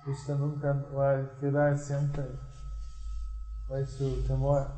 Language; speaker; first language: Spanish; non-native, fluent; English